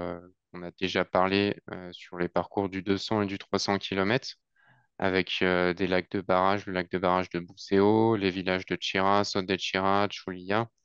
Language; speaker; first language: French; native; French